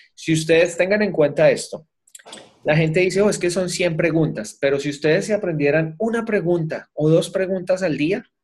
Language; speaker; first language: Spanish; native; Spanish